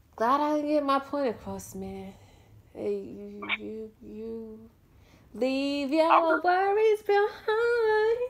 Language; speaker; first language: English; native; English